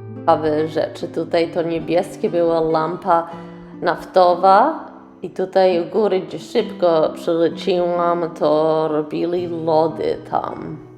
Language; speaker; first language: Polish; early bilingual, heritage; English